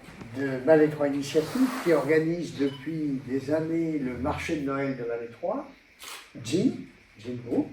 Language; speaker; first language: French; native; French